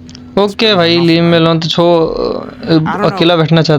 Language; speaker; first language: Hindi; native; Hindi